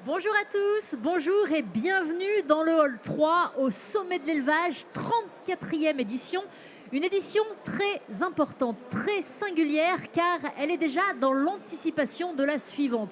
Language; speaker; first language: French; native; French